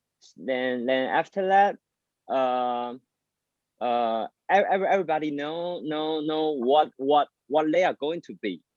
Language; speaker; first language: English; non-native, learner; Chinese